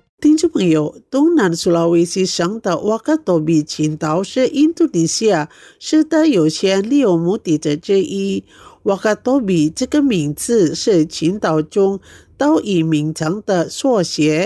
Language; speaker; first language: Chinese; non-native, fluent; Indonesian